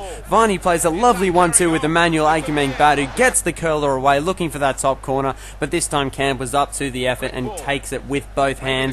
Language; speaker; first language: English; native; English